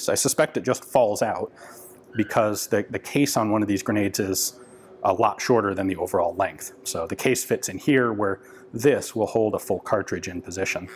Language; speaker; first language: English; native; English